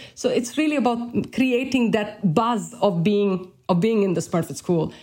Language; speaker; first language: English; non-native, fluent; Italian